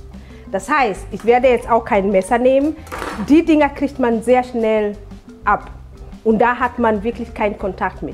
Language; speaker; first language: German; non-native, fluent; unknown